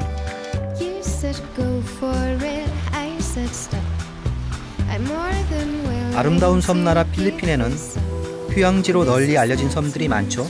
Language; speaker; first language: Korean; native; Korean